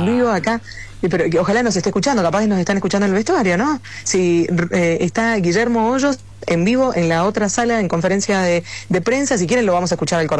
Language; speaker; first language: Spanish; native; Spanish